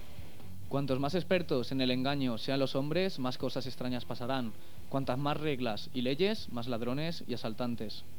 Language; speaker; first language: Spanish; native; Spanish